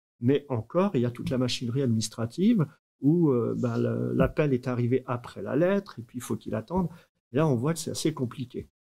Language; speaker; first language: French; native; French